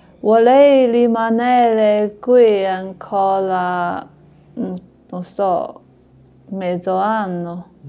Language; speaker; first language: Italian; non-native, learner; Chinese